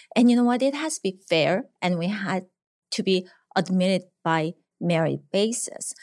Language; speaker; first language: English; non-native, fluent; Korean